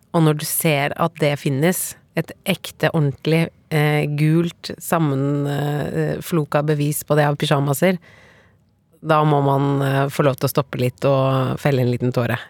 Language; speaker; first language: Norwegian; native; Norwegian